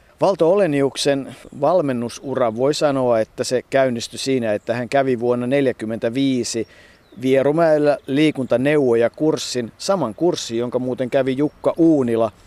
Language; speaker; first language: Finnish; native; Finnish